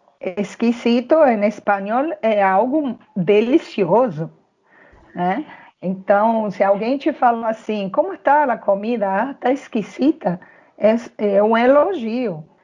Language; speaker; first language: Portuguese; non-native, fluent; Spanish